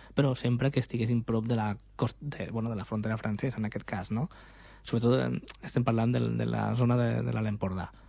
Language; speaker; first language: Catalan; native; Catalan